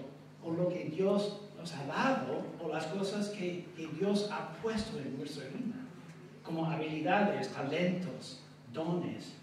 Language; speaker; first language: Spanish; non-native, fluent; English